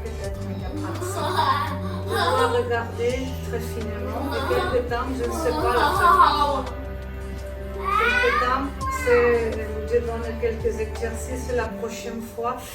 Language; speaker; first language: French; non-native, fluent; Spanish